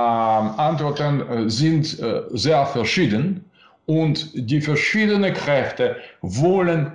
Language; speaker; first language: German; non-native, learner; Russian